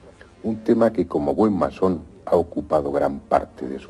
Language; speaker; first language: Spanish; native; Spanish